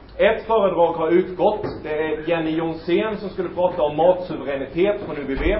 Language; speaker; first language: Swedish; native; Swedish